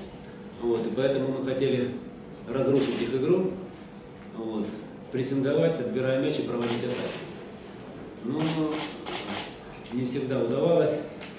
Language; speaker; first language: Russian; native; Russian